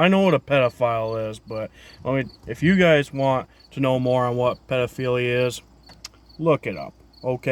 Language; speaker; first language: English; native; English